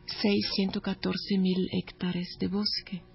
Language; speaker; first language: Spanish; non-native, learner; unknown